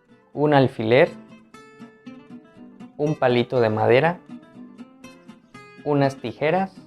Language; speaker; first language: Spanish; native; Spanish